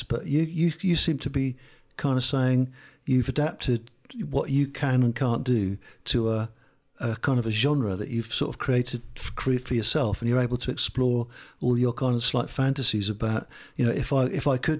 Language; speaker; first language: English; native; English